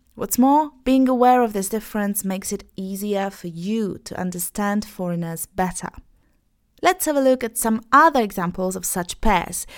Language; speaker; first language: English; non-native, fluent; Polish